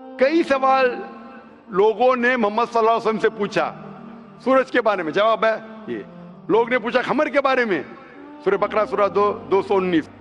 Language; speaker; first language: Hindi; non-native, local second language; Konkani